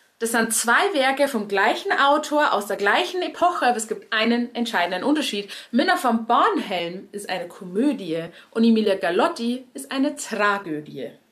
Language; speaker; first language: German; native; German